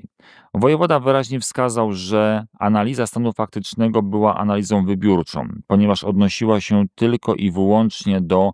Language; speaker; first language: Polish; native; Polish